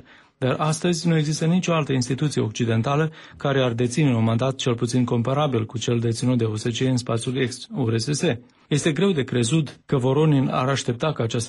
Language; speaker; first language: Romanian; native; Romanian